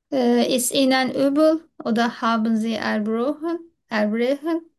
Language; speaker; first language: German; non-native, learner; Turkish